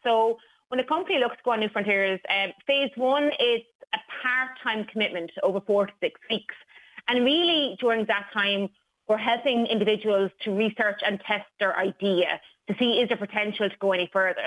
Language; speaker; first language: English; native; English